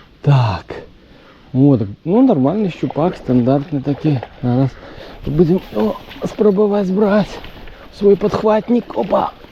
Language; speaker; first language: Belarusian; native; Belarusian